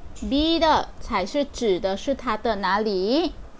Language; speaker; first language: Chinese; native; Chinese